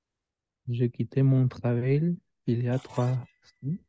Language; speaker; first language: French; non-native, learner; Spanish